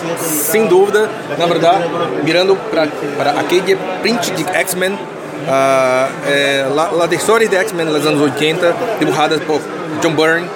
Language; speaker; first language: Spanish; non-native, learner; Portuguese